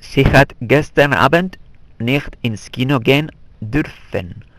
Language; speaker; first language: German; non-native, fluent; Spanish